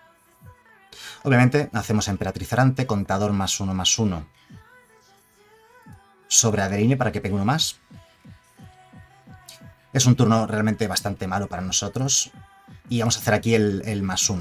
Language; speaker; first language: Spanish; native; Spanish